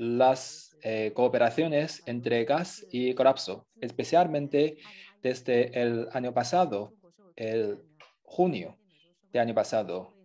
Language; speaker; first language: Spanish; non-native, fluent; Chinese